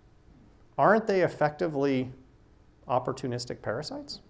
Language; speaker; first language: English; native; English